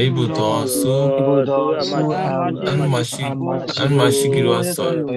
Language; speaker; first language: Korean; non-native, learner; Burmese